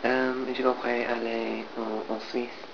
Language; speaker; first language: French; non-native, learner; English